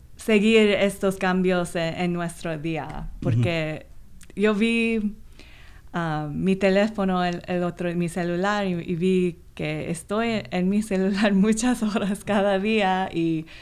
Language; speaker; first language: Spanish; non-native, fluent; Korean